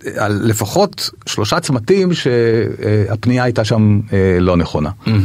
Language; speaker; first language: Hebrew; native; Hebrew